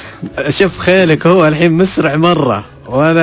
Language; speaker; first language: Arabic; native; Arabic